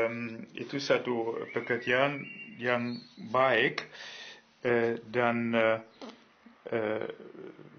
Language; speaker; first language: Indonesian; non-native, fluent; German